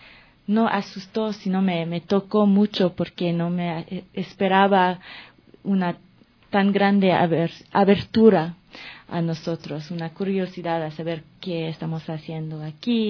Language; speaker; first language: Spanish; non-native, fluent; French